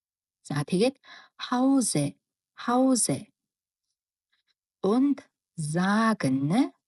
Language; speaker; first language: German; non-native, fluent; Mongolian